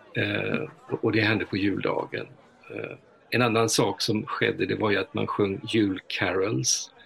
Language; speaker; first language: Swedish; early bilingual, heritage; Swedish